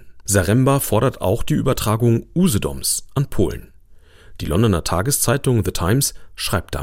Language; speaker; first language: German; native; German